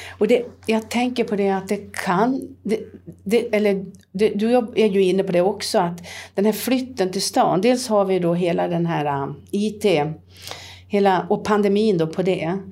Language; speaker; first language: Swedish; native; Swedish